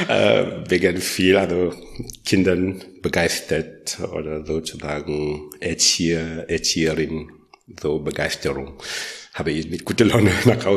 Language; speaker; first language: German; non-native, learner; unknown